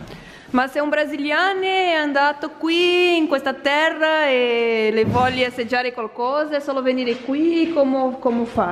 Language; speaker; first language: Italian; non-native, learner; Portuguese